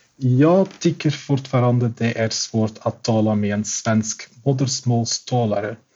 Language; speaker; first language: Swedish; non-native, fluent; Dutch